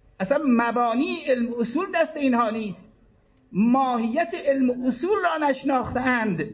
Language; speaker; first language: Persian; native; Persian